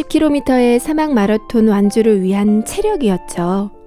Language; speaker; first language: Korean; native; Korean